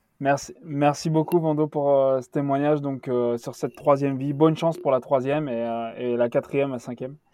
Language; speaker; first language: French; native; French